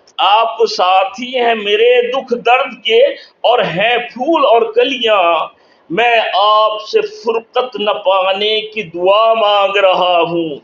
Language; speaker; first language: Urdu; native; Urdu